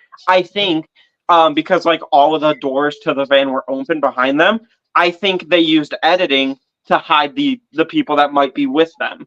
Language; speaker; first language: English; native; English